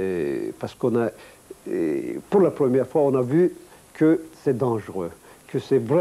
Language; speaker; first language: French; non-native, fluent; Turkish